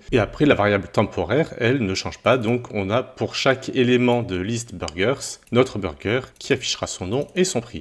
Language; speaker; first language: French; native; French